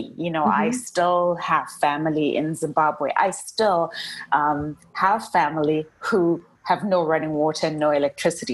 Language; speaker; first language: English; non-native, local second language; Shona